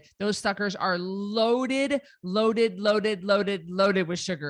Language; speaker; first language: English; native; English